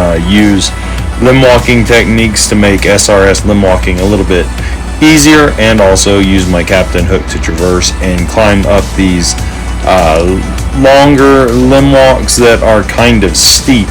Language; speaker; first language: English; native; English